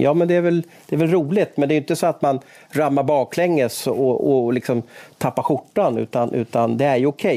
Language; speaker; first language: Swedish; native; Swedish